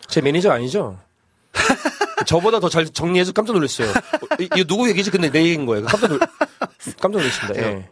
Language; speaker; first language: Korean; non-native, fluent; Portuguese